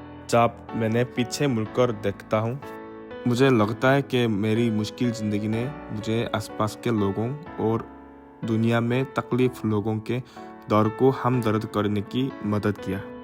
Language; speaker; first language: Urdu; non-native, learner; Korean